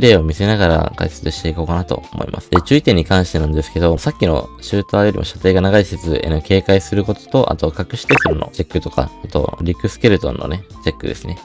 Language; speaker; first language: Japanese; native; Japanese